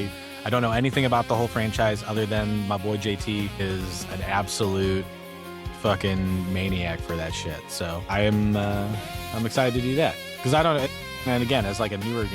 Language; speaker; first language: English; native; English